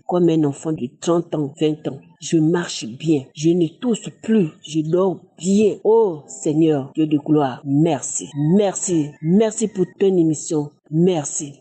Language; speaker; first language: French; native; French